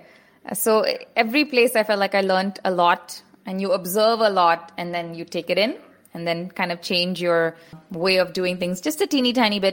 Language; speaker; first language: English; non-native, local second language; Hindi